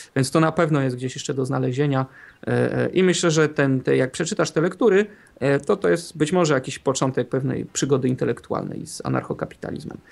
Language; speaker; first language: Polish; native; Polish